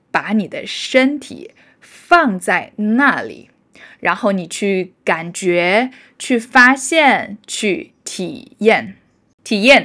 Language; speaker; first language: Chinese; native; Chinese